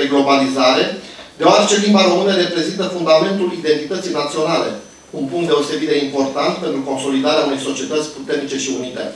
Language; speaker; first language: Romanian; native; Romanian